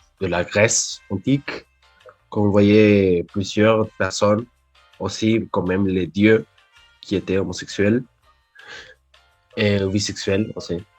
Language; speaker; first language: French; non-native, learner; Spanish